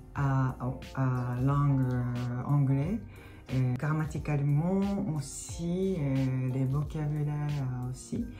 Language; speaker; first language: French; non-native, fluent; Japanese